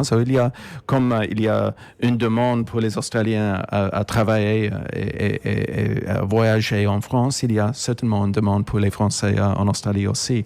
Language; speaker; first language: French; non-native, fluent; English